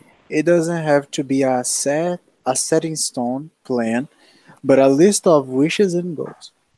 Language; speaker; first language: English; non-native, learner; Portuguese